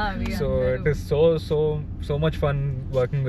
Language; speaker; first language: Telugu; native; Telugu